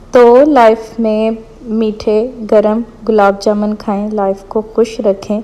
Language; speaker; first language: Urdu; native; Urdu